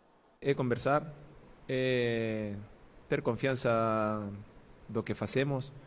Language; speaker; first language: Portuguese; non-native, fluent; Spanish